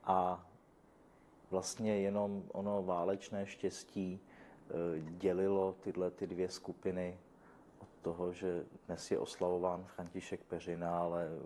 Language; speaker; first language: Czech; native; Czech